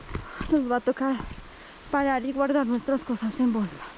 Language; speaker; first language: Spanish; native; Spanish